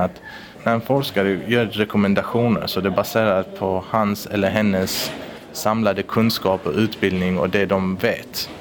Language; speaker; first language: Swedish; early bilingual, other home language; Persian